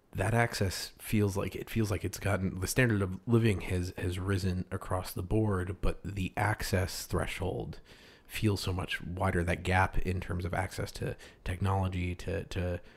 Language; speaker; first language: English; early bilingual, other home language; Italian